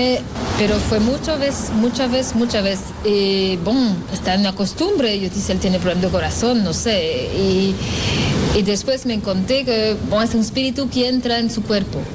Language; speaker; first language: Spanish; non-native, learner; French